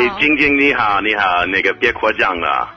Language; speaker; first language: Chinese; non-native, fluent; English